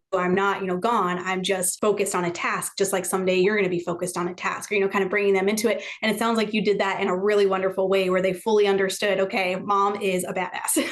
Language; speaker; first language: English; native; English